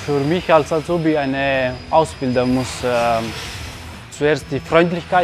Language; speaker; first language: German; non-native, local second language; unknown